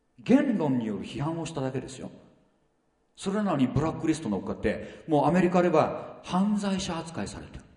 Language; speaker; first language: Japanese; native; Japanese